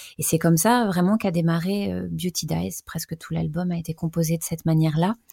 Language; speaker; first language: French; native; French